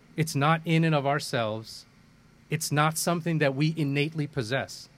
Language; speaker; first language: English; early bilingual, other home language; Malayalam